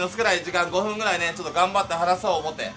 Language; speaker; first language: Japanese; native; Japanese